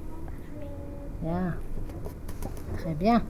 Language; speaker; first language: French; non-native, fluent; English